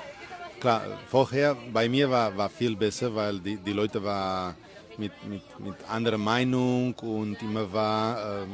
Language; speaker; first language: German; non-native, learner; Spanish